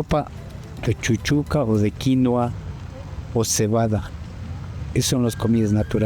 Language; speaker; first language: Spanish; non-native, local second language; Quechua